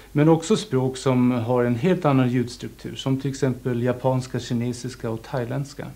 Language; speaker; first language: Swedish; non-native, fluent; German